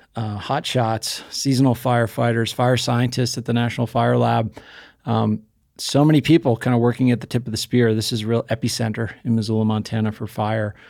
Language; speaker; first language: English; native; English